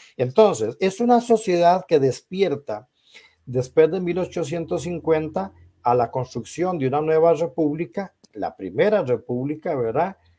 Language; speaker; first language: Spanish; native; Spanish